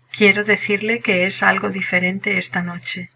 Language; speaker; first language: Spanish; non-native, learner; English